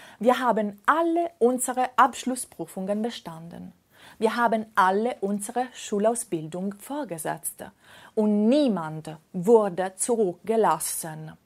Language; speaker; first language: German; non-native, fluent; Italian